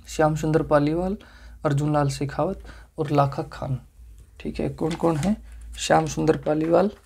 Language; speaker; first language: Hindi; native; Hindi